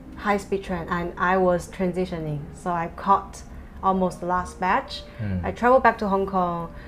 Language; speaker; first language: English; non-native, fluent; Chinese